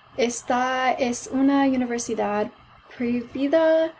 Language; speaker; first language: Spanish; non-native, learner; English